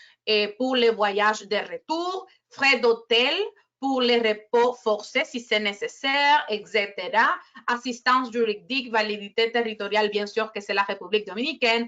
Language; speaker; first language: French; non-native, fluent; Spanish